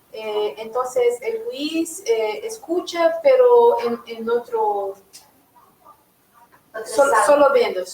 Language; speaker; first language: Spanish; non-native, learner; Portuguese